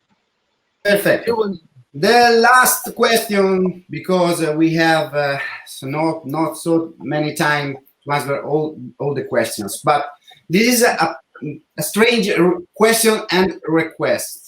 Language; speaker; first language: English; non-native, learner; Italian